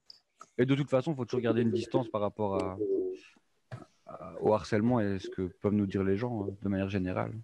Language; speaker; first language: French; native; French